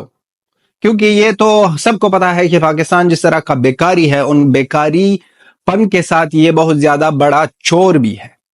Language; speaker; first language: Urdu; non-native, fluent; Pashto